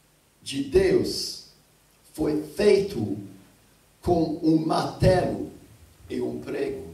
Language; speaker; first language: Portuguese; non-native, fluent; English